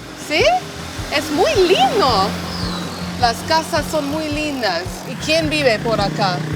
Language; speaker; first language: Spanish; non-native, fluent; English